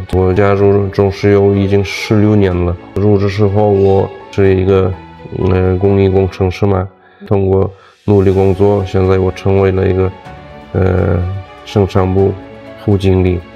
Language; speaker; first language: Chinese; non-native, fluent; Turkmen